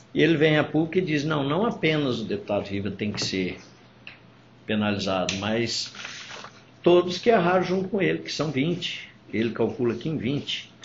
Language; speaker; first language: Portuguese; native; Portuguese